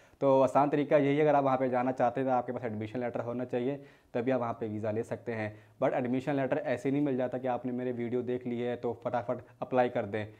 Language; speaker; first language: Hindi; native; Hindi